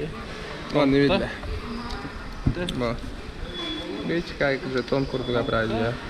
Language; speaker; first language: Russian; non-native, local second language; Yakut